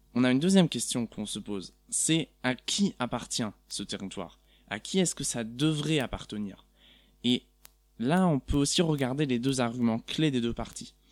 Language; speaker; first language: French; non-native, fluent; German